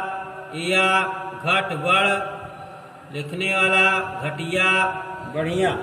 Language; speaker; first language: Hindi; native; Hindi